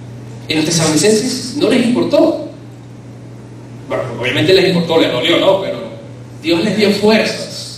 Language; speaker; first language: Spanish; native; Spanish